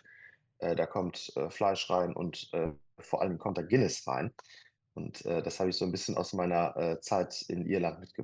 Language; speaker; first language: German; native; German